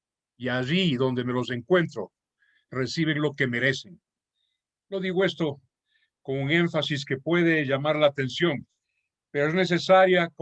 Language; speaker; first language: Spanish; native; Spanish